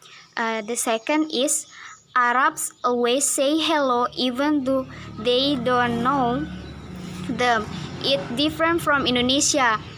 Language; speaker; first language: English; non-native, learner; Indonesian